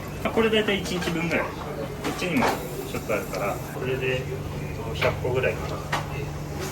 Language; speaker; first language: Japanese; native; Japanese